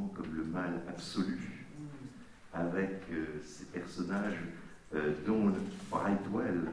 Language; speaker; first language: French; native; French